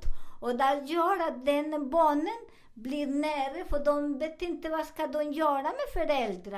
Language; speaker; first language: Swedish; non-native, learner; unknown